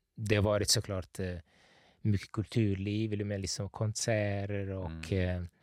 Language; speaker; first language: Swedish; non-native, fluent; Italian